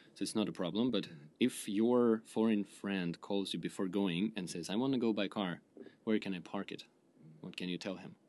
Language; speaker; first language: English; non-native, fluent; Russian